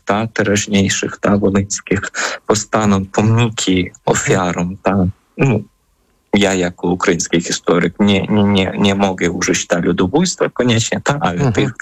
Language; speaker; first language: Polish; non-native, fluent; Ukrainian